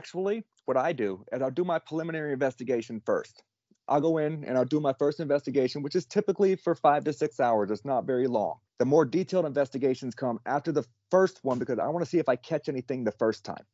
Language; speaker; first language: English; native; English